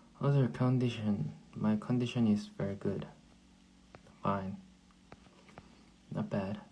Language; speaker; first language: English; non-native, learner; Korean